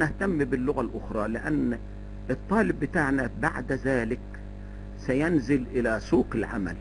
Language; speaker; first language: Arabic; native; Arabic